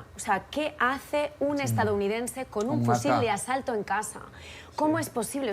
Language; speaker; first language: Spanish; native; Spanish